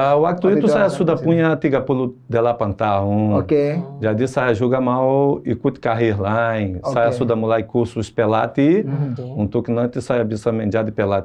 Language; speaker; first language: Indonesian; non-native, fluent; Portuguese